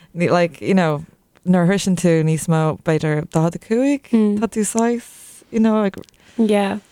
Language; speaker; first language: Irish; non-native, local second language; English